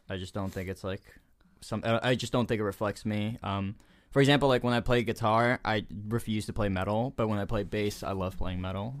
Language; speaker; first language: English; early bilingual, other home language; Spanish